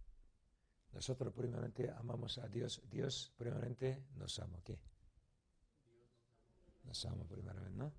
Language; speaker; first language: Spanish; non-native, learner; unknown